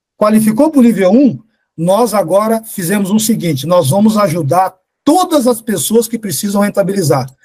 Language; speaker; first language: Portuguese; native; Portuguese